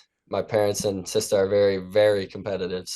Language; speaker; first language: English; native; English